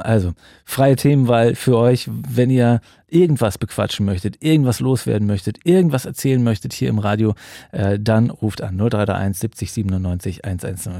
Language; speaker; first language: German; native; German